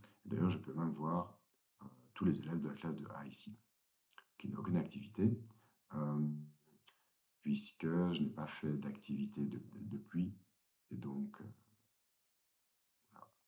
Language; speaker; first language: French; native; French